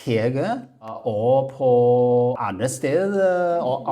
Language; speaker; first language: Danish; non-native, learner; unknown